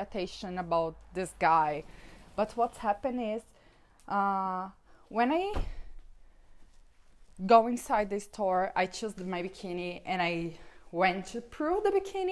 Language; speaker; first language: English; non-native, learner; Portuguese